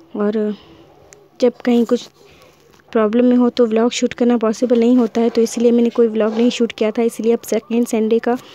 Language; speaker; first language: Hindi; non-native, local second language; Urdu